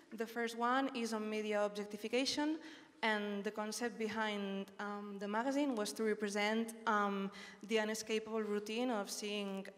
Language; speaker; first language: English; non-native, fluent; Spanish